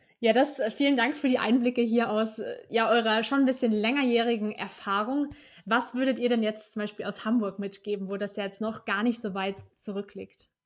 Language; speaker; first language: German; native; German